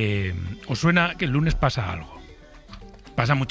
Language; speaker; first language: Spanish; native; Spanish